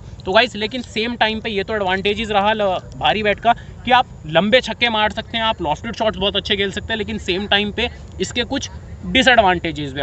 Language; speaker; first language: Hindi; native; Hindi